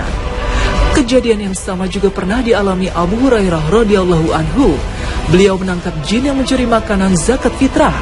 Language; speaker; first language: Indonesian; native; Indonesian